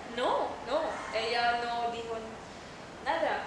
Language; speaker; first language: Spanish; non-native, learner; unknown